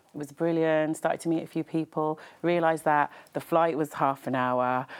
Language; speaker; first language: English; native; English